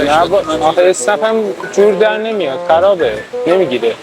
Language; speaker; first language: Persian; native; Persian